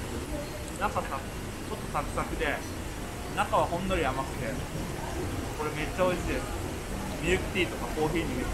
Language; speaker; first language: Japanese; native; Japanese